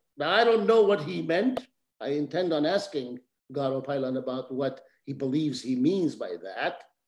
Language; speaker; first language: English; native; English